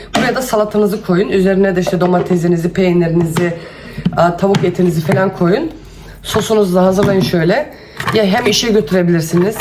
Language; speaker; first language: Turkish; early bilingual, heritage; Turkish